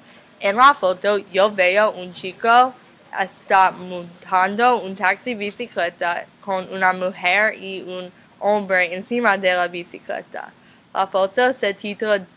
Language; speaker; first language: Spanish; non-native, learner; English